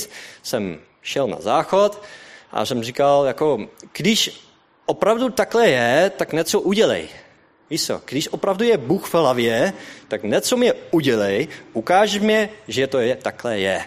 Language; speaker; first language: Czech; non-native, learner; Dutch